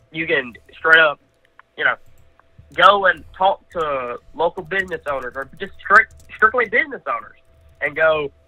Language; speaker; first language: English; native; English